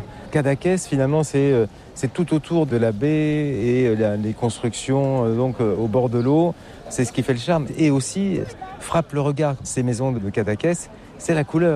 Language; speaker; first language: French; native; French